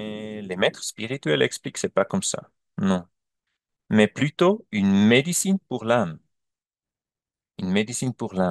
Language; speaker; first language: French; non-native, learner; German